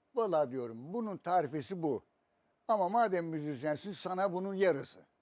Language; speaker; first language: Turkish; native; Turkish